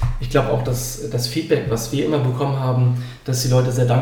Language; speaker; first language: German; native; German